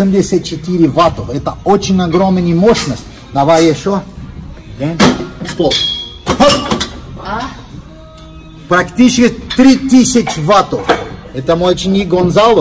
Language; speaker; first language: Russian; non-native, fluent; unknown